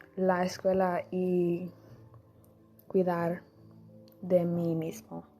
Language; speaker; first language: Spanish; non-native, learner; English